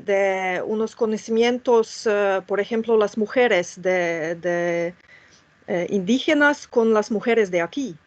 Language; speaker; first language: Spanish; non-native, fluent; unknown